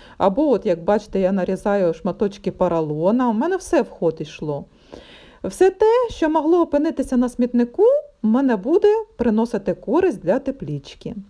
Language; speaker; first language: Ukrainian; non-native, local second language; Russian